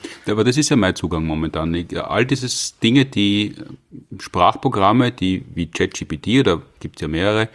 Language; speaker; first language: German; native; German